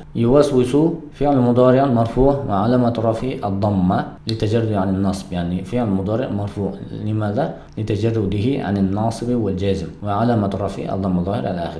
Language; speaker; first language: Arabic; non-native, fluent; Kazakh